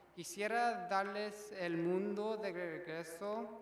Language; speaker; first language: Spanish; early bilingual, other home language; English